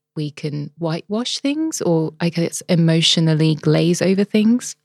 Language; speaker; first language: English; native; English